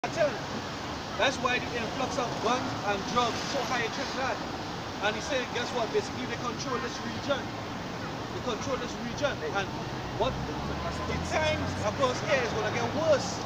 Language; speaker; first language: English; native; English